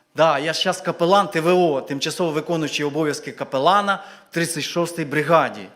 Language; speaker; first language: Ukrainian; native; Ukrainian